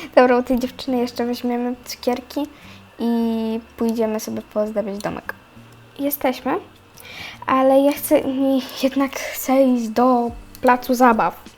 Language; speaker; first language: Polish; native; Polish